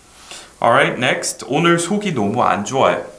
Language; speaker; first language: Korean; non-native, fluent; English